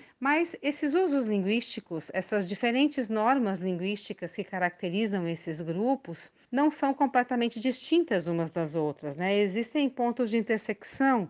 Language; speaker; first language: Portuguese; native; Portuguese